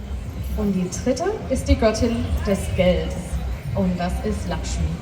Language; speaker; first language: German; non-native, fluent; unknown